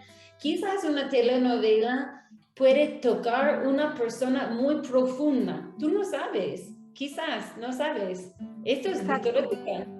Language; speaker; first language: Spanish; non-native, fluent; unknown